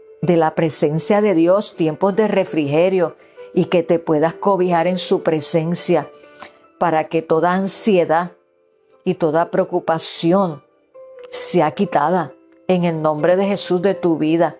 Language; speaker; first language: Spanish; native; Spanish